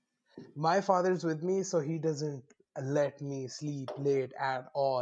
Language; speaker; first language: English; non-native, local second language; Urdu